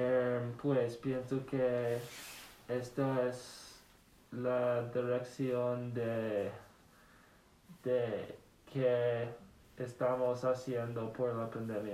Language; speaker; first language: Spanish; non-native, learner; English